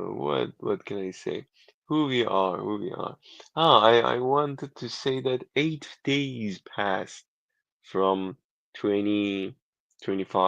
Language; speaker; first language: English; non-native, learner; Persian